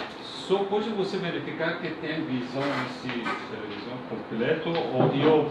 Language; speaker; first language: Portuguese; non-native, learner; Persian